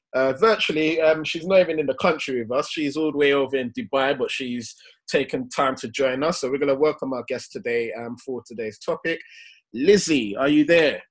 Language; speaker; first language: English; native; English